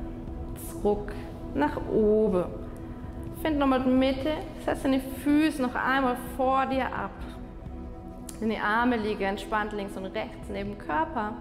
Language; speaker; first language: German; non-native, fluent; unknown